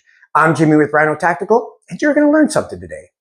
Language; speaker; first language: English; native; English